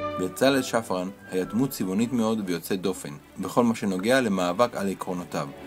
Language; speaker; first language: Hebrew; native; Hebrew